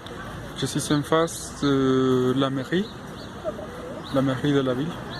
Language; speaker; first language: French; non-native, fluent; Spanish